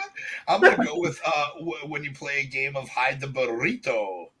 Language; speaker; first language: English; native; English